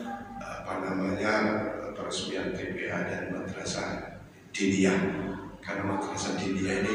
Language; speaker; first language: Indonesian; native; Indonesian